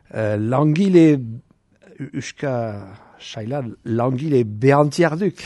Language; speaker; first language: Basque; native; Basque